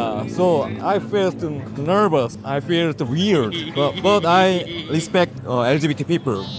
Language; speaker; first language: English; non-native, learner; Korean